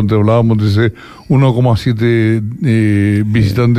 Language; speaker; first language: Spanish; native; Spanish